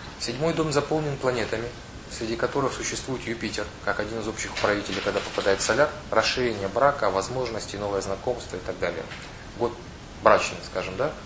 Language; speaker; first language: Russian; non-native, local second language; Ukrainian